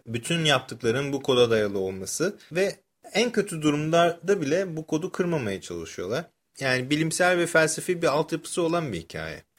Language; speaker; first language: Turkish; early bilingual, other home language; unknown